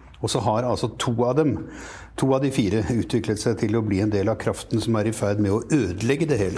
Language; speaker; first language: Norwegian; native; Norwegian